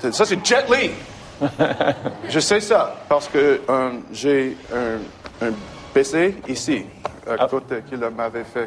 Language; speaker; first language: French; non-native, learner; English